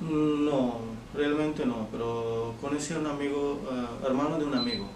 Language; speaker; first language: Spanish; non-native, learner; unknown